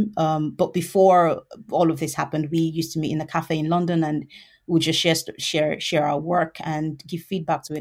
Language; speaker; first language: English; non-native, local second language; Yoruba